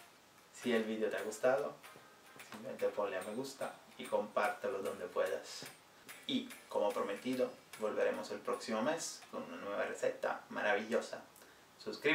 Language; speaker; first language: Spanish; non-native, fluent; Italian